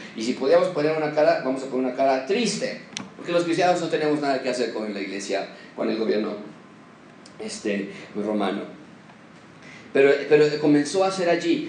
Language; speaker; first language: Spanish; native; Spanish